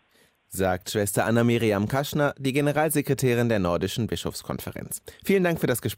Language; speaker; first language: German; native; German